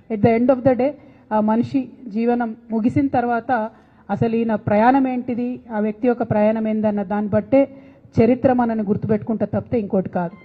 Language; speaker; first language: Telugu; native; Telugu